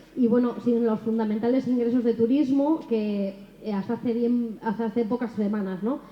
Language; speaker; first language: Spanish; native; Spanish